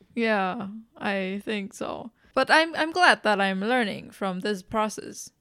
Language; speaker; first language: English; non-native, fluent; Chinese